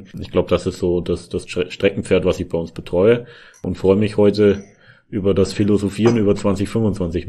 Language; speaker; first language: German; native; German